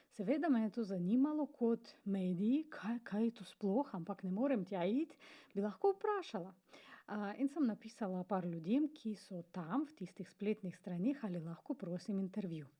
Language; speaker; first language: Slovenian; non-native, fluent; Ukrainian